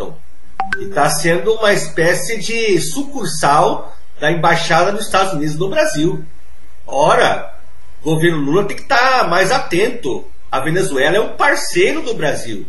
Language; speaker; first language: Portuguese; native; Portuguese